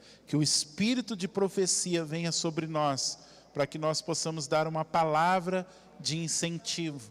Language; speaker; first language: Portuguese; native; Portuguese